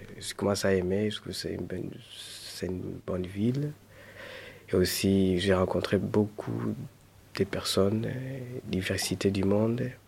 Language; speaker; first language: French; non-native, learner; Kinyarwanda